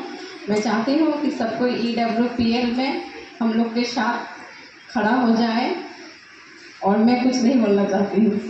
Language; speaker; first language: Hindi; non-native, local second language; Bangla